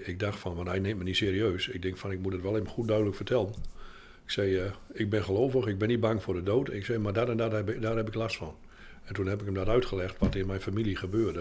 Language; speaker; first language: Dutch; native; Dutch